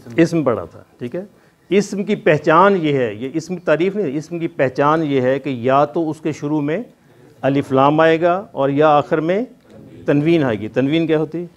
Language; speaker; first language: Urdu; non-native, local second language; Punjabi